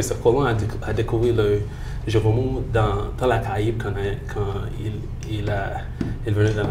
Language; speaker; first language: French; early bilingual, heritage; French